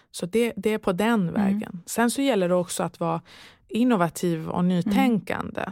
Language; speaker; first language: Swedish; early bilingual, other home language; Persian